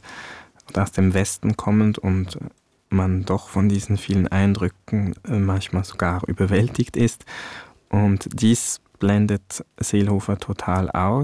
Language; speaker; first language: German; early bilingual, other home language; Vietnamese